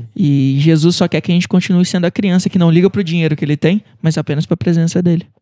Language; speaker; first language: Portuguese; native; Portuguese